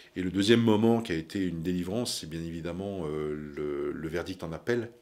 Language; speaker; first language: French; native; French